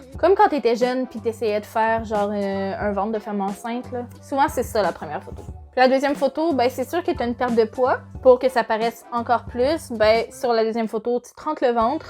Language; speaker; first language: French; native; French